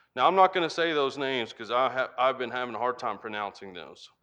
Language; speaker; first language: English; native; English